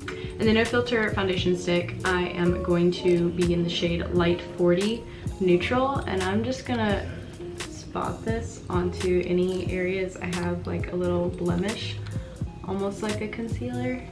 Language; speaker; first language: English; native; English